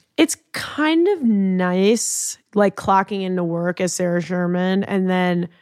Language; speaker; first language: English; native; English